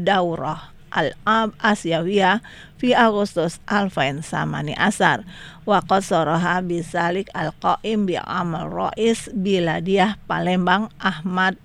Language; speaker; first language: Arabic; non-native, fluent; Indonesian